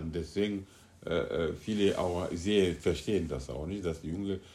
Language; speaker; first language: German; non-native, fluent; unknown